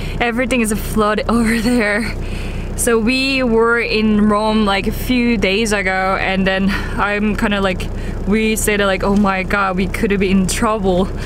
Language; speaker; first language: English; non-native, fluent; Korean